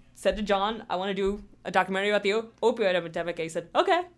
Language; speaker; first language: English; native; English